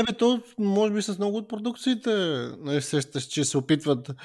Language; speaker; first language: Bulgarian; native; Bulgarian